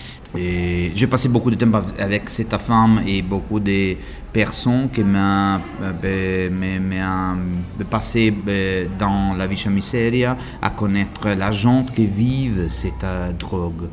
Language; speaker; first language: French; non-native, learner; Italian